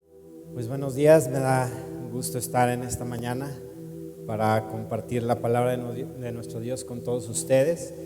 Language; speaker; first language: Spanish; native; Spanish